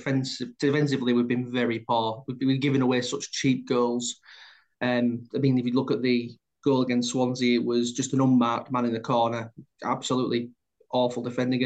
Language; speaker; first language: English; native; English